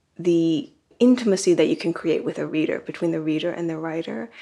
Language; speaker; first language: English; native; English